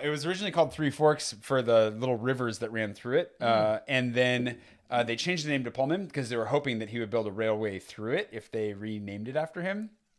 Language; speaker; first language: English; native; English